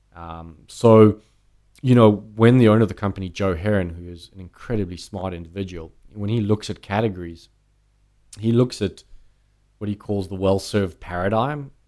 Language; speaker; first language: English; native; English